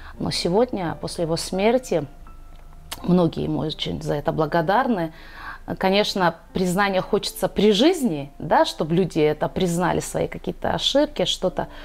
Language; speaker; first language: Russian; non-native, local second language; Karachay-Balkar